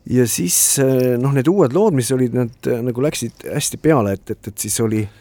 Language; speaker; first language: Estonian; native; Estonian